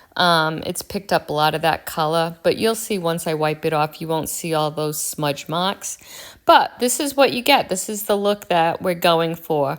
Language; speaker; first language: English; native; English